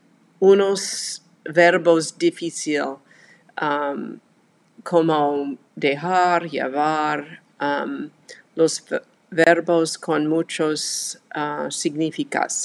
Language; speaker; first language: Spanish; non-native, learner; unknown